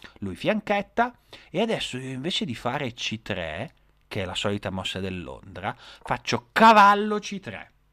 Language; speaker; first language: Italian; native; Italian